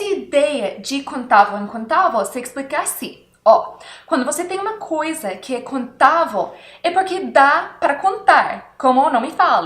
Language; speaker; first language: Portuguese; non-native, fluent; English